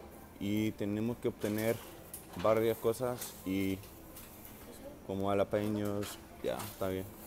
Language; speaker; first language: Spanish; non-native, learner; English